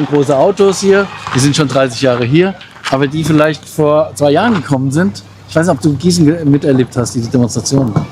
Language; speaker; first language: German; native; German